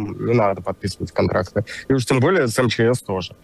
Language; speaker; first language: Russian; native; Russian